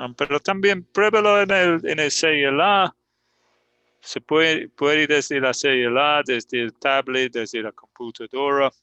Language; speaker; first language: Spanish; non-native, fluent; English